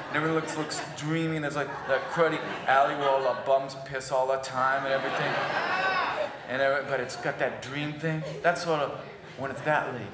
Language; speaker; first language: English; native; English